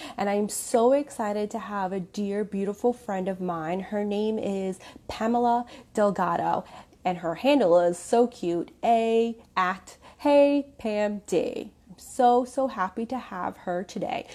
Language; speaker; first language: English; native; English